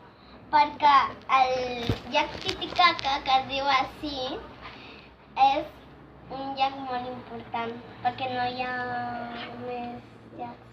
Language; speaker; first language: Catalan; early bilingual, other home language; Spanish